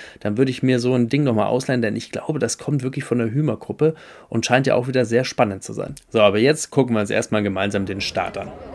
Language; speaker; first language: German; native; German